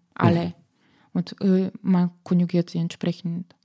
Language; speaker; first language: German; non-native, fluent; Slovenian